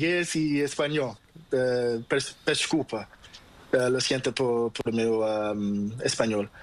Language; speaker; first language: Spanish; non-native, learner; Portuguese